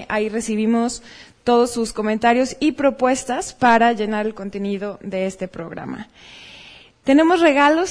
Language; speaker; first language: Spanish; native; Spanish